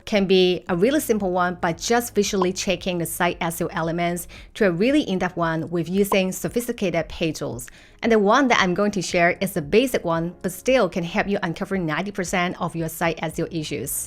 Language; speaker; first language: English; non-native, fluent; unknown